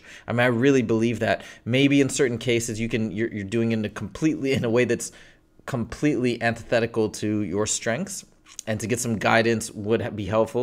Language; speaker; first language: English; native; English